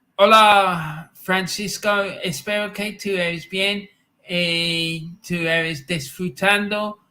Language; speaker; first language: Spanish; non-native, learner; English